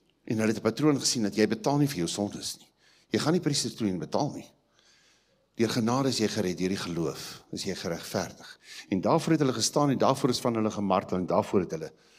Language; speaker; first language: Afrikaans; native; Afrikaans